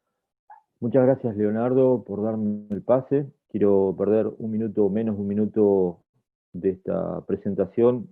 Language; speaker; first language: Spanish; native; Spanish